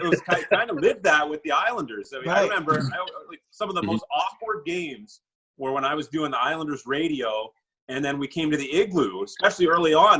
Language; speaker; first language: English; native; English